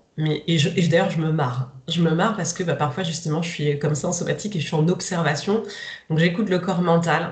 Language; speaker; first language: French; native; French